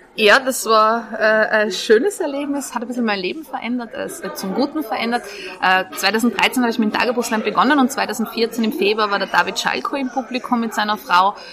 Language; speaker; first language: German; native; German